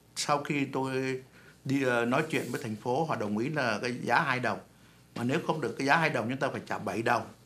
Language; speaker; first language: Vietnamese; native; Vietnamese